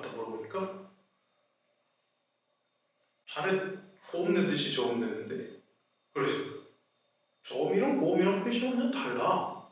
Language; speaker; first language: Korean; native; Korean